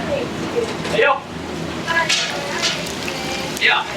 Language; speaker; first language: Japanese; native; Japanese